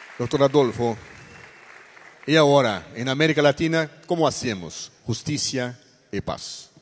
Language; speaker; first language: Spanish; non-native, learner; Portuguese